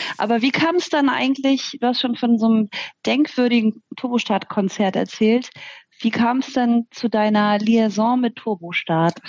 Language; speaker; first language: German; native; German